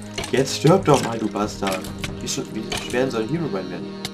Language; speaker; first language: German; native; German